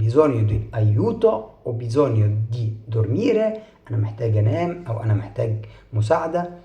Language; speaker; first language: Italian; non-native, fluent; Arabic